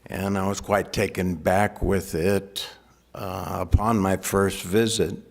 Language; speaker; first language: English; native; English